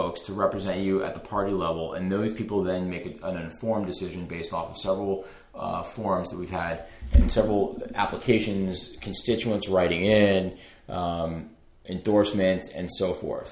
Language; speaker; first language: English; native; English